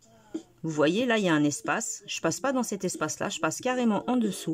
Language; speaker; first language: French; native; French